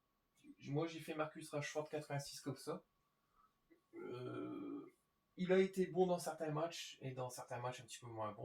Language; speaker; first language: French; native; French